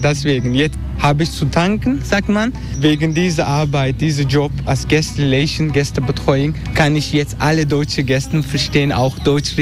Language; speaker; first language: German; non-native, learner; Turkish